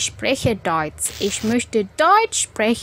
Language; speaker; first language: German; non-native, fluent; Indonesian